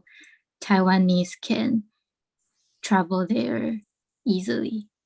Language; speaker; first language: English; non-native, learner; Chinese